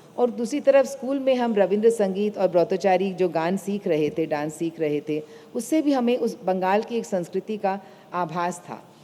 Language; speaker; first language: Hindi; native; Hindi